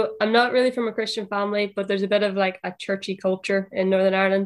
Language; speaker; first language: English; native; English